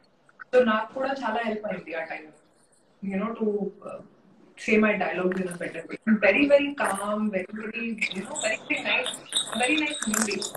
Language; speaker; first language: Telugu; non-native, fluent; Hindi